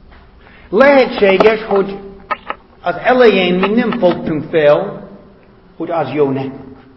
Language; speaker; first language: Hungarian; non-native, fluent; English